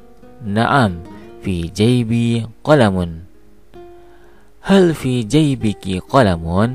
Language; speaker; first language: Arabic; non-native, fluent; Indonesian